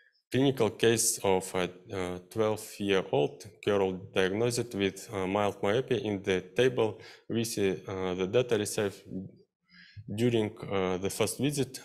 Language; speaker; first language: English; non-native, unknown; Russian